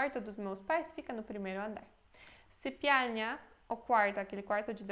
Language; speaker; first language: Portuguese; non-native, fluent; Polish